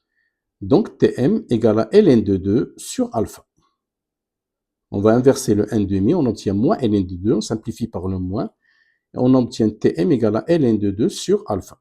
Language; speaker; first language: French; non-native, local second language; Arabic